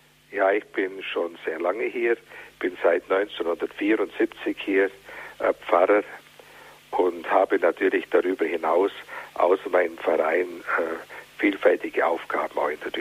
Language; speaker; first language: German; native; German